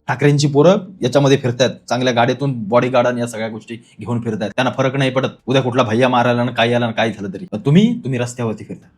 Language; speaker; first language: Marathi; native; Marathi